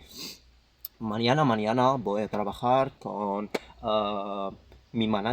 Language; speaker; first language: Spanish; non-native, learner; Arabic